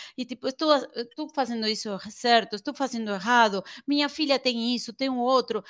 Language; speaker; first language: Portuguese; non-native, fluent; Spanish